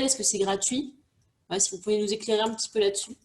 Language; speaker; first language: French; native; French